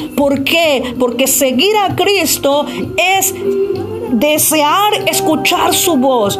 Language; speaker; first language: Spanish; native; Spanish